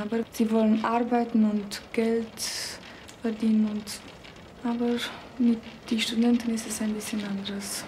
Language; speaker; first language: German; non-native, local second language; Romanian